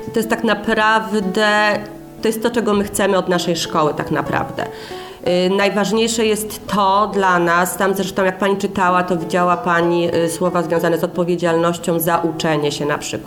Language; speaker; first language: Polish; native; Polish